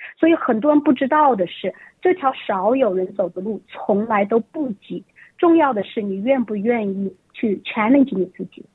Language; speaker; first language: Chinese; native; Chinese